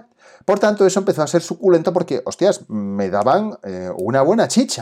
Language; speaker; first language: Spanish; native; Spanish